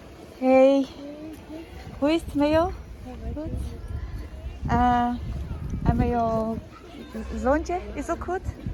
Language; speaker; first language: Dutch; non-native, fluent; Tibetan